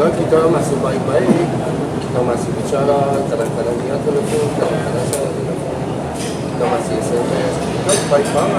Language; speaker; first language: Indonesian; non-native, learner; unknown